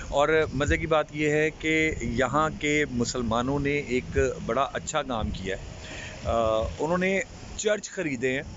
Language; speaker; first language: Urdu; native; Urdu